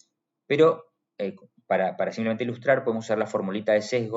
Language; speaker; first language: Spanish; native; Spanish